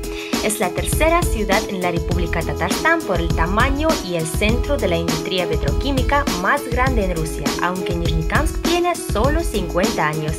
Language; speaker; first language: Spanish; non-native, fluent; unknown